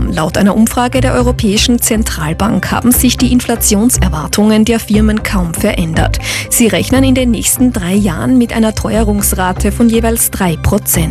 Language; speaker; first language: German; native; German